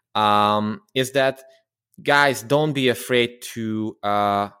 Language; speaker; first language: English; non-native, fluent; Romanian